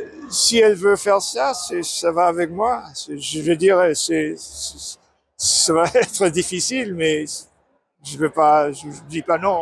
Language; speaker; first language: French; non-native, learner; English